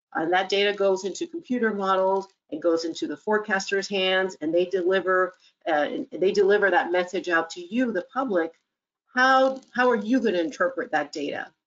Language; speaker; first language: English; native; English